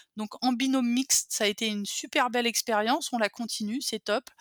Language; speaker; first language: French; native; French